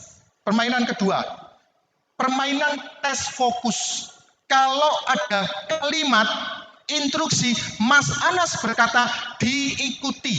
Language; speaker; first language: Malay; non-native, local second language; Javanese